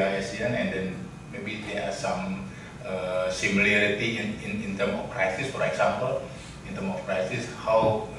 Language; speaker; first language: English; non-native, learner; Indonesian